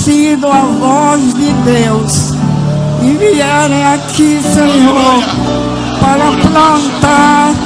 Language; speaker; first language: Portuguese; early bilingual, other home language; Swedish